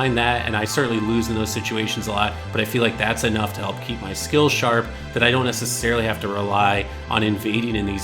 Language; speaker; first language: English; native; English